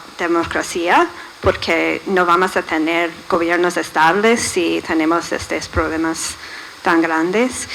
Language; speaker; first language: Spanish; non-native, fluent; English